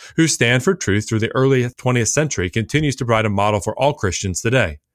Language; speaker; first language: English; native; English